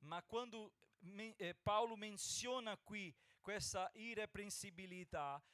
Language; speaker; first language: Italian; non-native, fluent; Portuguese